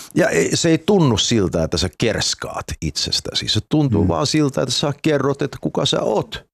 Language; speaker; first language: Finnish; early bilingual, heritage; Finnish